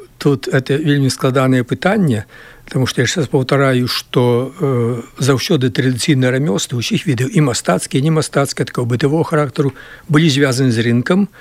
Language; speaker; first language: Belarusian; native; Belarusian